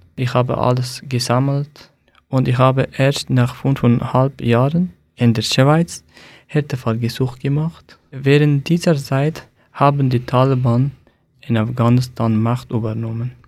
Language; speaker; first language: German; non-native, learner; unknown